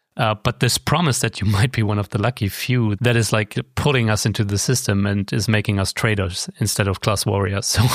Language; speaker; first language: English; non-native, fluent; German